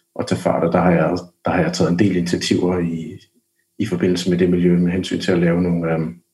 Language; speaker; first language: Danish; native; Danish